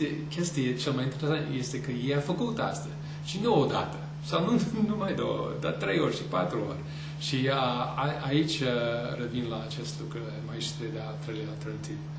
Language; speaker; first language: Romanian; non-native, fluent; English